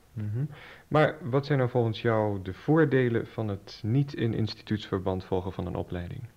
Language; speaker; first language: Dutch; native; Dutch